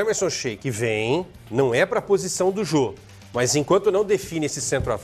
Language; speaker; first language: Portuguese; native; Portuguese